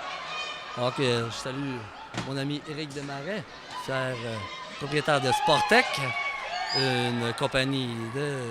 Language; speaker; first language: French; native; French